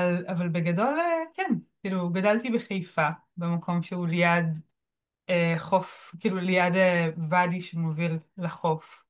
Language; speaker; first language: Hebrew; native; Hebrew